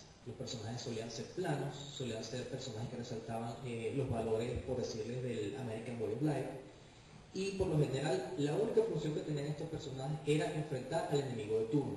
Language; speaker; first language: Spanish; native; Spanish